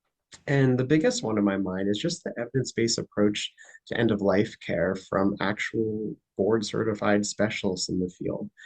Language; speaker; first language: English; native; English